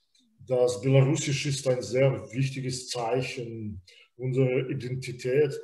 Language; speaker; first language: German; non-native, fluent; Belarusian